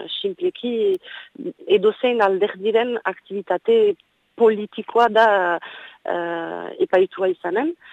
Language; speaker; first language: Basque; non-native, local second language; French